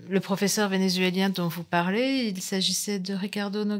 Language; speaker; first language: French; native; French